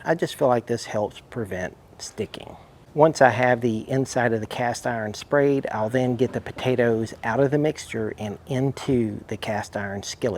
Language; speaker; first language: English; native; English